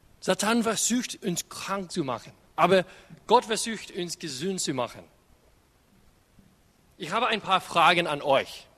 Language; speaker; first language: German; non-native, learner; English